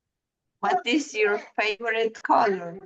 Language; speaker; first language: English; non-native, learner; Spanish